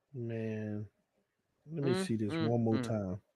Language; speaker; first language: English; native; English